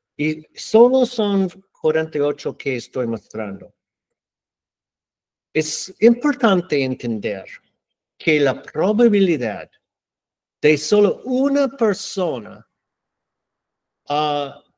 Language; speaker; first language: Spanish; non-native, learner; English